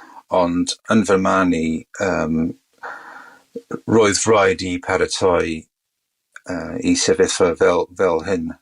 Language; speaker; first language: Welsh; non-native, local second language; English